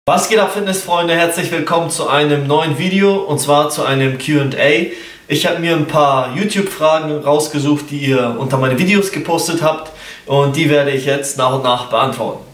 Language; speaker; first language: German; early bilingual, other home language; Polish